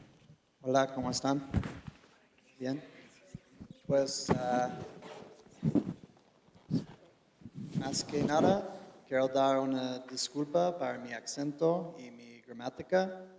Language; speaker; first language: Spanish; non-native, fluent; English